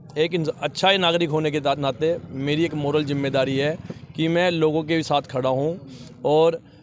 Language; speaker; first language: Hindi; non-native, local second language; Punjabi